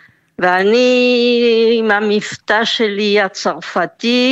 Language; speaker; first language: Hebrew; non-native, fluent; French